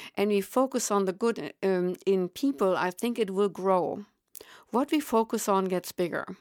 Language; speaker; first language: English; non-native, fluent; German